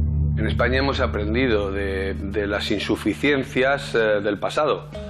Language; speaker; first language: Spanish; native; Spanish